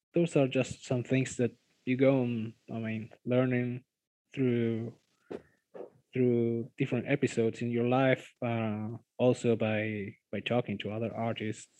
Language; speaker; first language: English; non-native, fluent; Spanish